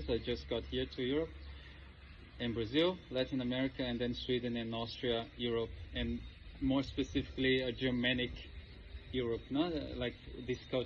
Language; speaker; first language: English; non-native, fluent; Portuguese